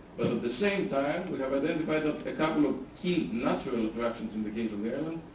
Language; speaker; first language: English; non-native, fluent; Greek